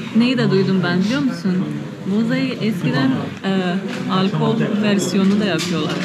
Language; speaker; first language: Turkish; non-native, fluent; Slovenian